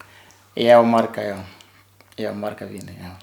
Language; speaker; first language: Icelandic; non-native, learner; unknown